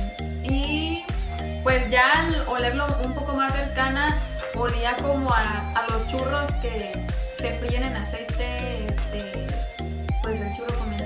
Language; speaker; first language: Spanish; native; Spanish